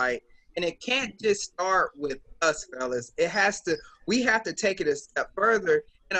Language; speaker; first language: English; native; English